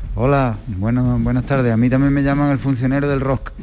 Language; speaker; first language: Spanish; native; Spanish